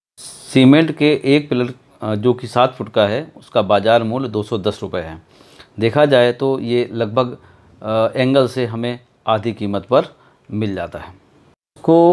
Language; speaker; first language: Hindi; native; Hindi